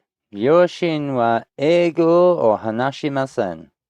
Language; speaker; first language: Japanese; non-native, learner; English